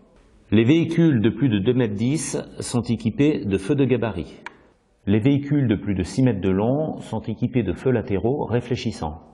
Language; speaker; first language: French; native; French